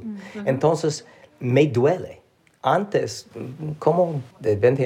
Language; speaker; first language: Spanish; non-native, fluent; English